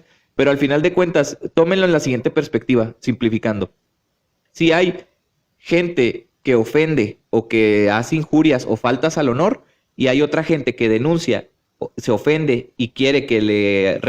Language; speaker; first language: Spanish; native; Spanish